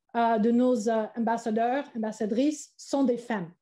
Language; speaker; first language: French; non-native, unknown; English